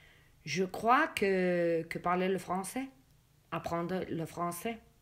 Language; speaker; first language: French; early bilingual, other home language; Spanish